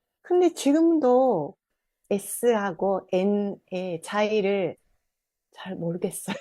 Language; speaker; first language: Korean; non-native, fluent; Japanese